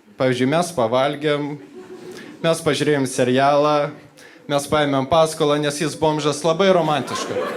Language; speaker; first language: Lithuanian; non-native, local second language; Polish